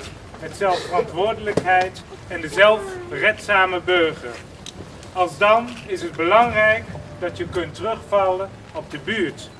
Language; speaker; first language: Dutch; native; Dutch